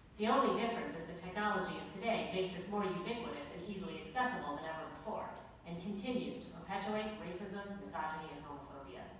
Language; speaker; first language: English; native; English